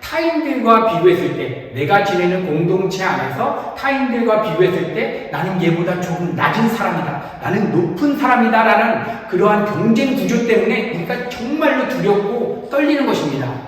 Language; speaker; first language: Korean; native; Korean